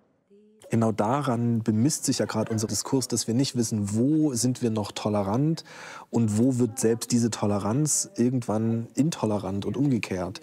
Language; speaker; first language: German; native; German